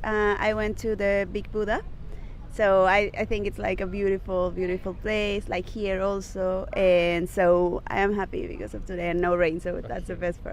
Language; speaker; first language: English; non-native, fluent; Spanish